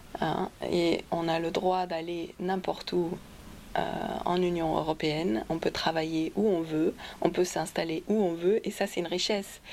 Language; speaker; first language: French; non-native, fluent; German